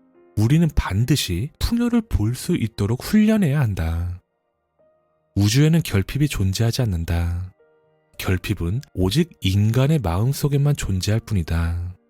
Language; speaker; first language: Korean; native; Korean